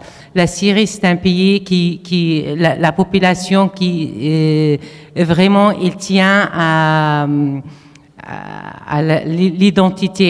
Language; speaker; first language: French; non-native, fluent; Arabic